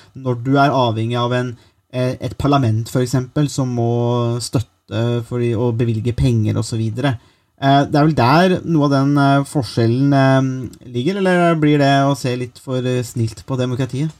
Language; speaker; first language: Norwegian; native; Norwegian